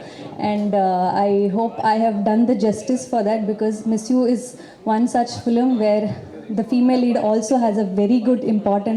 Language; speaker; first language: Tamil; non-native, learner; Kannada